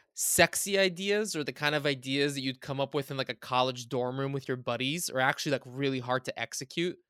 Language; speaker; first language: English; early bilingual, other home language; Bulgarian